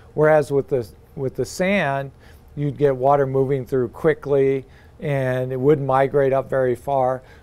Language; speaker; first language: English; native; English